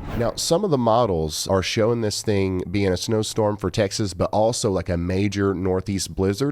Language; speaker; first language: English; native; English